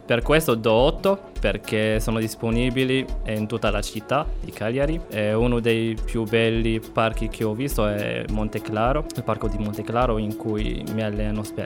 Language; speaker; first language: Italian; non-native, fluent; Arabic